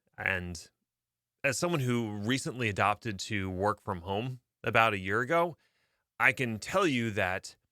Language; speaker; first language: English; native; English